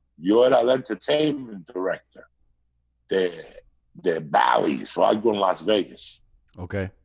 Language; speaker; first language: Spanish; early bilingual, heritage; Spanish